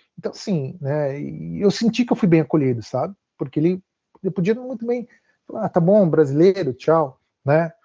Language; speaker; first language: Portuguese; native; Portuguese